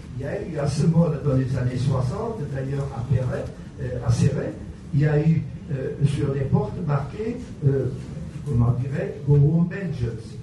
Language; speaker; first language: French; native; French